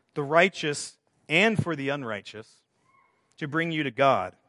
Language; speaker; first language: English; native; English